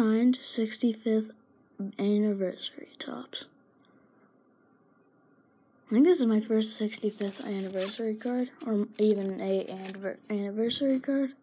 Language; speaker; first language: English; native; English